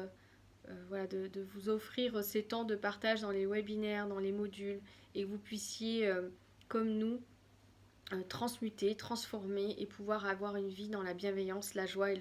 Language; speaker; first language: French; native; French